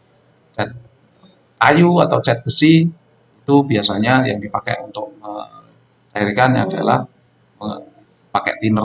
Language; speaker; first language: Indonesian; non-native, local second language; Javanese